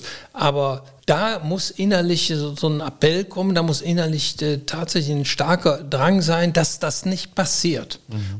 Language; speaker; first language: German; native; German